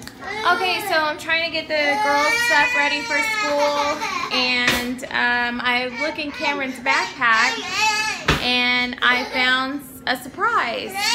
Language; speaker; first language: English; native; English